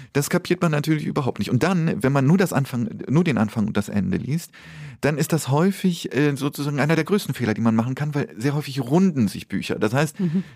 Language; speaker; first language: German; early bilingual, other home language; Polish